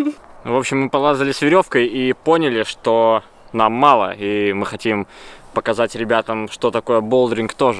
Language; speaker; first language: Russian; native; Russian